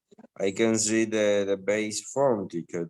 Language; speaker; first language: English; non-native, learner; Spanish